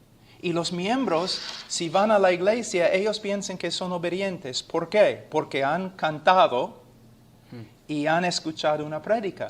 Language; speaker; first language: Spanish; non-native, fluent; English